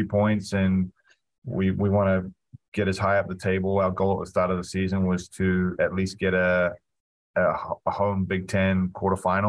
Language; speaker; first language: English; native; English